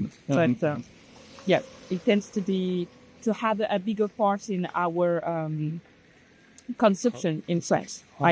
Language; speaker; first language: English; non-native, learner; French